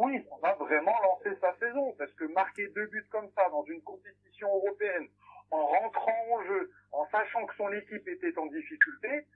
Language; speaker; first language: French; native; French